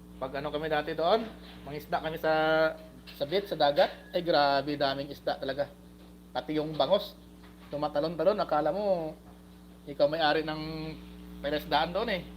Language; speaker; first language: Filipino; non-native, local second language; Hiligaynon